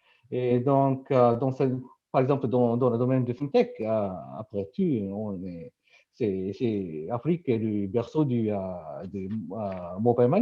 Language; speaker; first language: French; non-native, fluent; Japanese